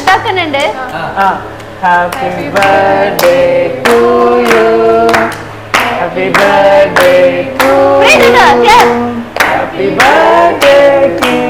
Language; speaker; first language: Malayalam; non-native, learner; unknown